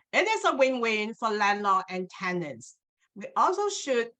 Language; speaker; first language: English; non-native, local second language; Cantonese